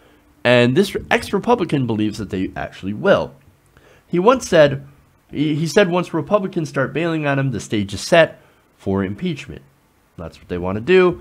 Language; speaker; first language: English; native; English